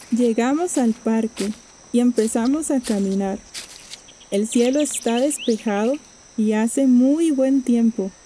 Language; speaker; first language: Spanish; native; Spanish